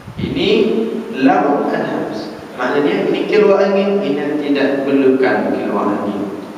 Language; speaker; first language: Malay; non-native, fluent; Arabic